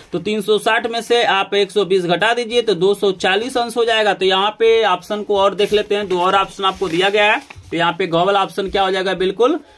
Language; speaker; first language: Hindi; native; Hindi